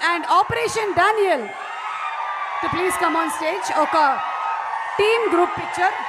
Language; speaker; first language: Telugu; native; Telugu